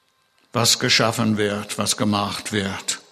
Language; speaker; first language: German; non-native, fluent; English